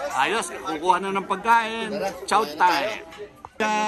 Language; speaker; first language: Filipino; native; Filipino